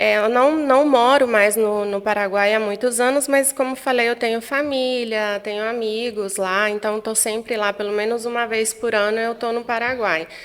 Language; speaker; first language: Portuguese; non-native, fluent; Guarani